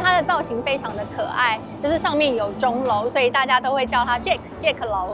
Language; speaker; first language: Chinese; native; Chinese